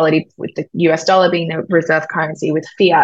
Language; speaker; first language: English; native; English